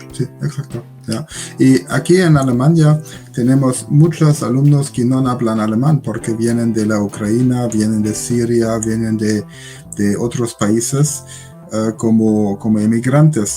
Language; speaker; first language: Spanish; non-native, learner; German